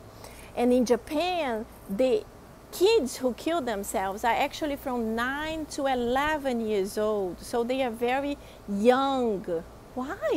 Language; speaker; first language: English; non-native, fluent; Portuguese